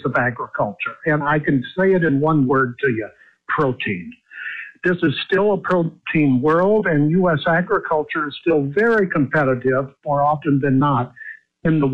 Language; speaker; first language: English; native; English